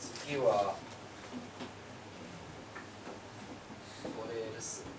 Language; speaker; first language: Japanese; non-native, learner; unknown